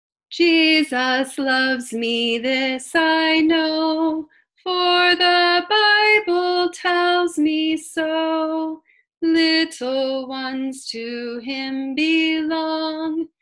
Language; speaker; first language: English; native; English